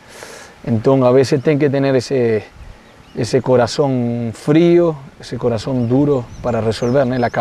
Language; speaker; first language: Portuguese; non-native, fluent; Spanish